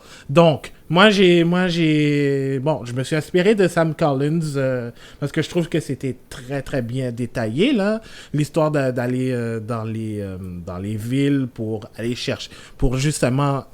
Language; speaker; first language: French; native; French